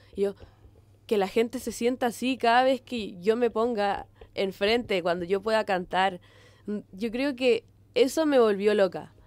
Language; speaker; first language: Spanish; native; Spanish